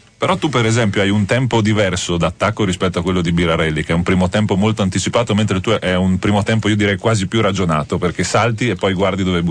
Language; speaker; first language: Italian; native; Italian